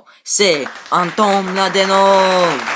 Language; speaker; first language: French; non-native, learner; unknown